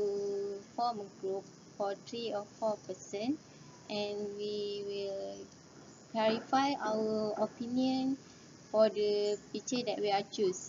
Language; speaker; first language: English; non-native, learner; Malay